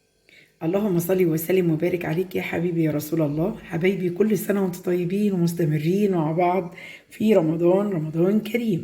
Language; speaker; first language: Arabic; native; Arabic